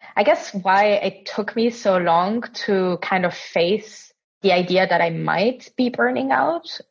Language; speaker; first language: English; non-native, fluent; Italian